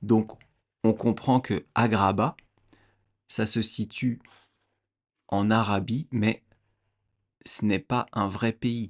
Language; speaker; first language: French; native; French